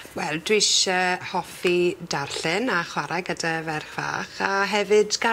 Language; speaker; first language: Welsh; non-native, learner; English